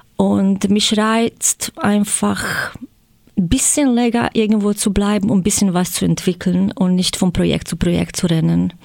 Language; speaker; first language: German; non-native, fluent; Croatian